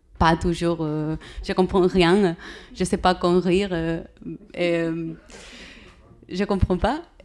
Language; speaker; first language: French; non-native, learner; Spanish